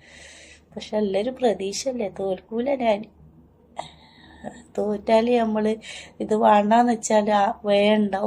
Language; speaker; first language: Malayalam; native; Malayalam